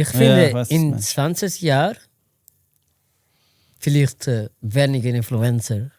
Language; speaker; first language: German; non-native, learner; Portuguese